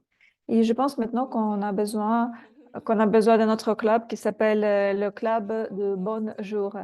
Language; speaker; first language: French; non-native, fluent; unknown